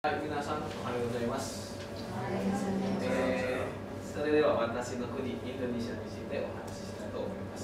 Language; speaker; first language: Japanese; non-native, learner; Indonesian